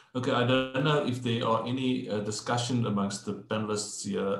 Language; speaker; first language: English; non-native, local second language; Afrikaans